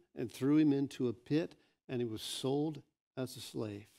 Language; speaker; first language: English; native; English